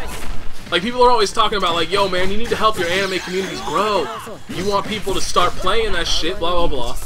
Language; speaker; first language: English; native; English